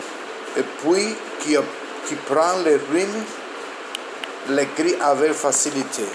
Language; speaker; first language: French; non-native, learner; Spanish